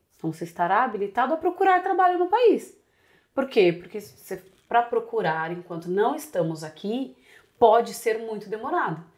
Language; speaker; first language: Portuguese; native; Portuguese